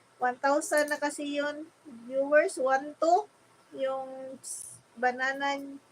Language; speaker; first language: Filipino; non-native, local second language; Cebuano